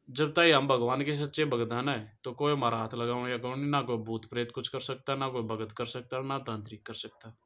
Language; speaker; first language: Hindi; native; Hindi